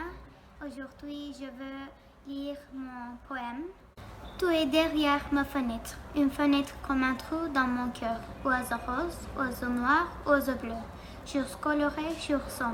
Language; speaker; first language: French; non-native, learner; Turkish